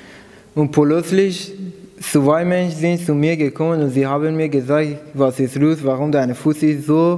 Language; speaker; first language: German; non-native, learner; Persian